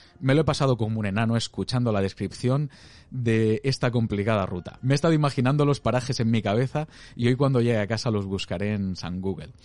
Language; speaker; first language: Spanish; native; Spanish